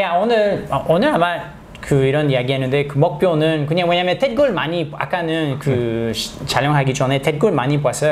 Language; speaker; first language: Korean; non-native, learner; English